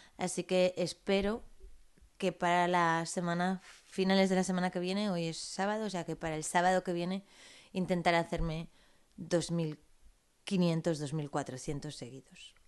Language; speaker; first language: Spanish; native; Spanish